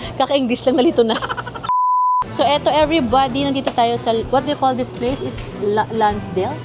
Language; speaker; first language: Filipino; native; Filipino